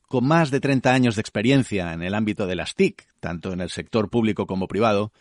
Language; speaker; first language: Spanish; native; Spanish